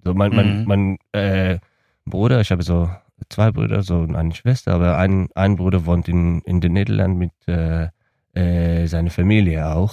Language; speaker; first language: German; non-native, learner; Hebrew